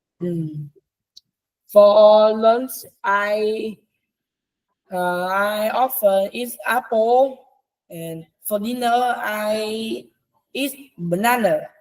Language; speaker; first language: English; non-native, learner; Vietnamese